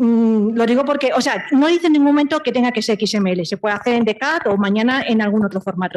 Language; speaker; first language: Spanish; native; Spanish